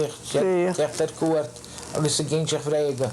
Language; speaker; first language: Irish; native; Irish